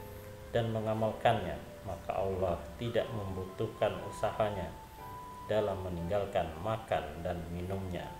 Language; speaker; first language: Indonesian; native; Indonesian